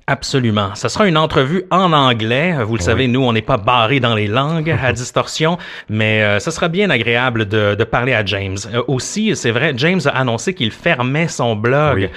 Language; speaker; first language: French; native; French